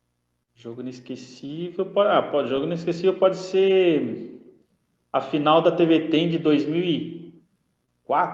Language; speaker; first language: Portuguese; native; Portuguese